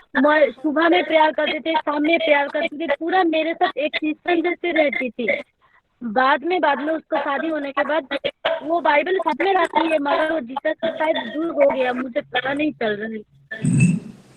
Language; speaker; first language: Hindi; non-native, local second language; Bangla